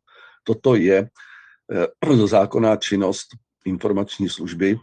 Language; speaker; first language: Czech; native; Czech